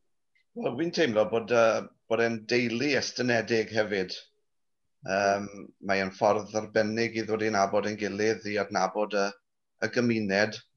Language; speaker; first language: Welsh; native; Welsh